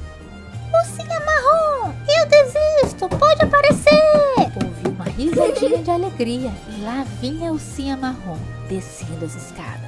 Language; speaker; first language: Portuguese; native; Portuguese